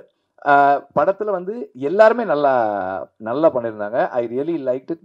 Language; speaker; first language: Tamil; native; Tamil